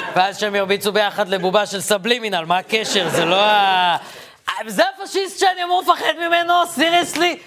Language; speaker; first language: Hebrew; early bilingual, other home language; Arabic